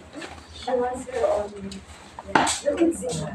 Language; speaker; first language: English; non-native, local second language; Filipino